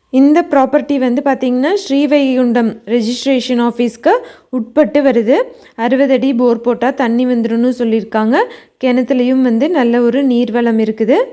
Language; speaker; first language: Tamil; native; Tamil